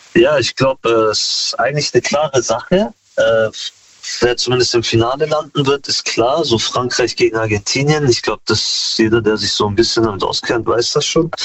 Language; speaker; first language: German; early bilingual, other home language; Kurdish